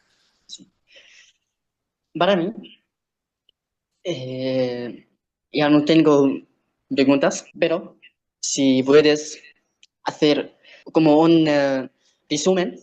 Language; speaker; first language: Spanish; non-native, learner; Arabic